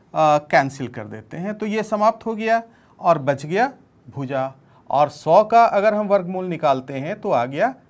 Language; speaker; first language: Hindi; native; Hindi